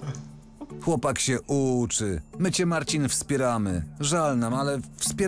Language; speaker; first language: Polish; native; Polish